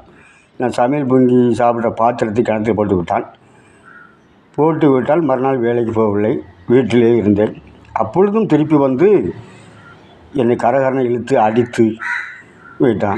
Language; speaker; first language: Tamil; native; Tamil